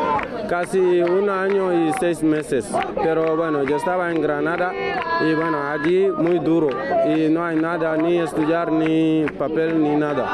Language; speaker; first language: Spanish; non-native, learner; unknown